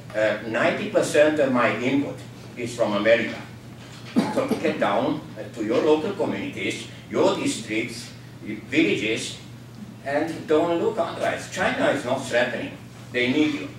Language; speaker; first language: English; non-native, fluent; Norwegian